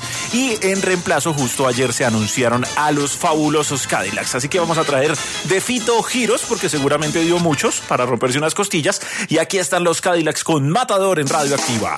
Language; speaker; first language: Spanish; native; Spanish